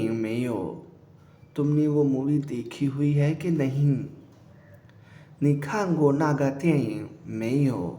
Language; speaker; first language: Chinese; non-native, fluent; Urdu